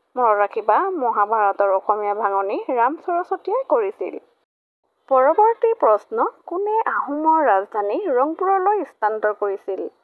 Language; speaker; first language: Assamese; native; Assamese